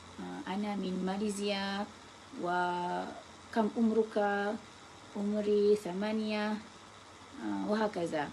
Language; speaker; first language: Arabic; non-native, learner; Malay